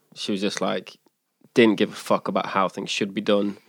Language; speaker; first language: English; native; English